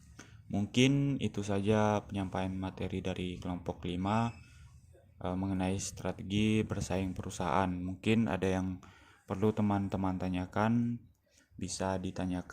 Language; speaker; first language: Indonesian; native; Indonesian